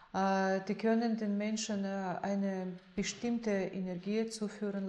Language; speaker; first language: German; non-native, fluent; Russian